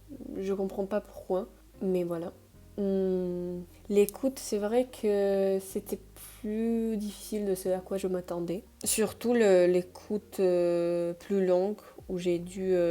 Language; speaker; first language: French; non-native, fluent; Spanish